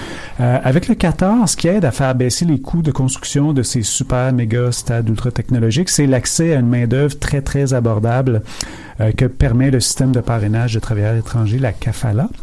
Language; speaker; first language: French; native; French